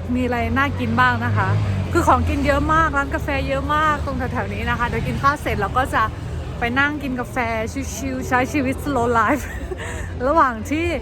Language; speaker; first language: Thai; native; Thai